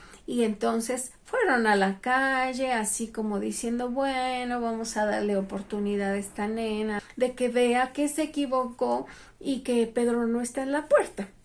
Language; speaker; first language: Spanish; native; Spanish